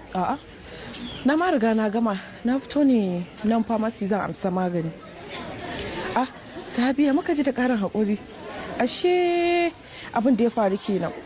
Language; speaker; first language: Hausa; native; Hausa